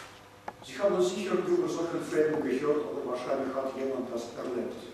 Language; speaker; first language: German; non-native, fluent; Russian